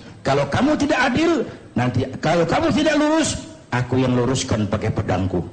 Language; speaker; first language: Indonesian; native; Indonesian